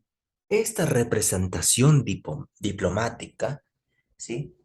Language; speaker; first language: Spanish; native; Spanish